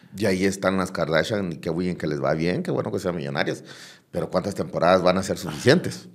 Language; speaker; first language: Spanish; native; Spanish